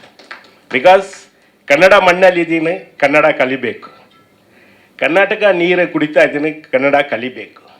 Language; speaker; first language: Kannada; non-native, learner; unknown